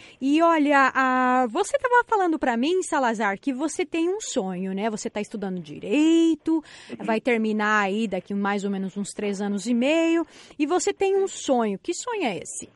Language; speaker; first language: Portuguese; native; Portuguese